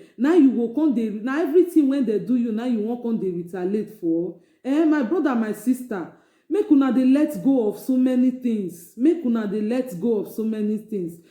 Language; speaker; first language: Nigerian Pidgin; native; Nigerian Pidgin